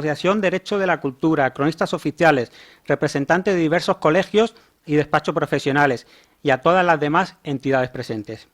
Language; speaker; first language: Spanish; native; Spanish